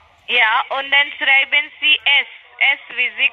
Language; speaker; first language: German; non-native, learner; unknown